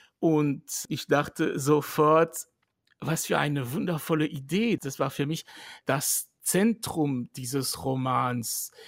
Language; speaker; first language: German; non-native, fluent; French